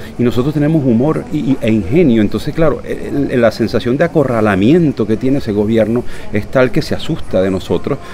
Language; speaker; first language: Spanish; native; Spanish